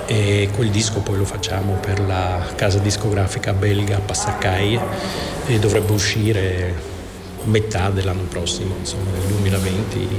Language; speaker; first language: Italian; non-native, fluent; Dutch